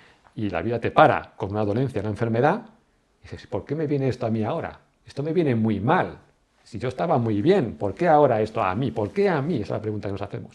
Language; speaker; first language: Spanish; native; Spanish